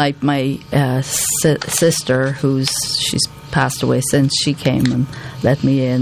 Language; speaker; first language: English; native; English